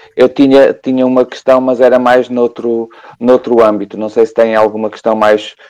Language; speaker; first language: Portuguese; native; Portuguese